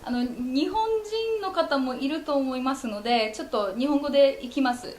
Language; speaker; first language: Japanese; non-native, fluent; Polish